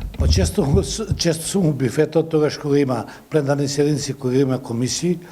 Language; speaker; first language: Macedonian; non-native, local second language; Serbian